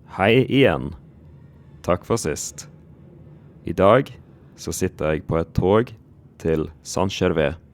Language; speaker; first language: Norwegian; native; Norwegian